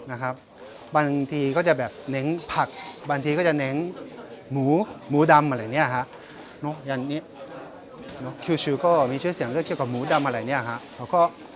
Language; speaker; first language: Thai; non-native, fluent; Japanese